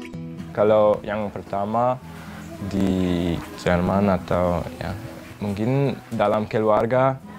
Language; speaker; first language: Indonesian; non-native, fluent; German